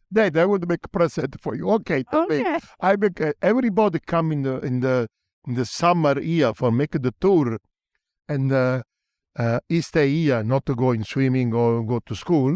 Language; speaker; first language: English; non-native, learner; Italian